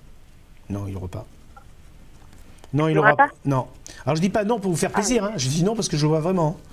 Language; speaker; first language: French; native; French